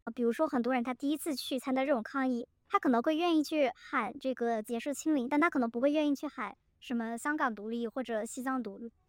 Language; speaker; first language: Chinese; native; Chinese